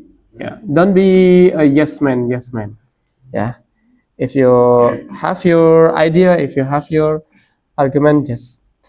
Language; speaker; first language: English; non-native, learner; Indonesian